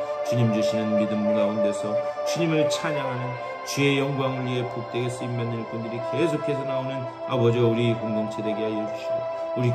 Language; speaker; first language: Korean; native; Korean